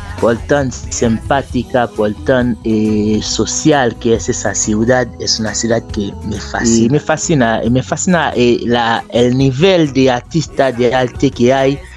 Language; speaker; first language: Spanish; non-native, fluent; Haitian Creole